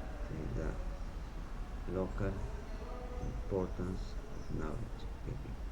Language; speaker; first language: English; non-native, learner; Spanish